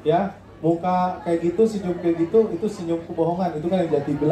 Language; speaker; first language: Indonesian; native; Indonesian